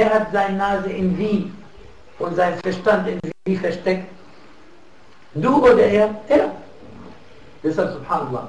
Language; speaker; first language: German; non-native, fluent; Arabic